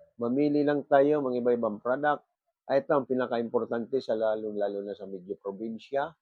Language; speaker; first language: Filipino; non-native, local second language; Bikol